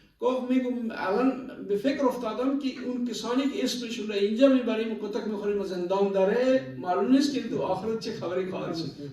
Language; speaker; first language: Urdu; non-native, local second language; Punjabi